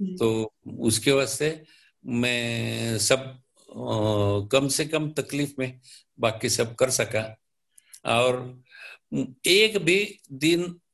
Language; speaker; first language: Hindi; non-native, local second language; Marathi